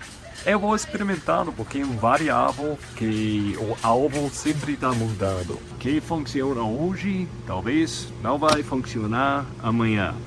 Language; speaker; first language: Portuguese; non-native, fluent; English